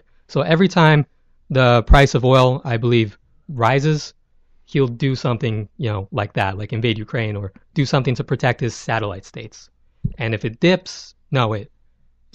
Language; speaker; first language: English; native; English